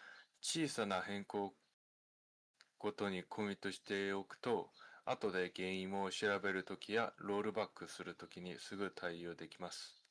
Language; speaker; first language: Japanese; non-native, fluent; Korean